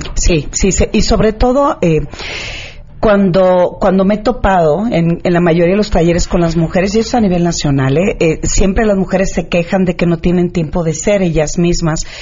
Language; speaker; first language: Spanish; native; Spanish